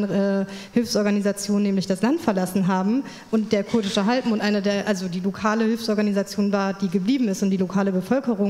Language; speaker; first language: German; native; German